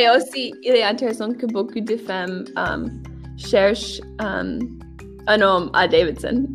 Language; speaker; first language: French; non-native, learner; English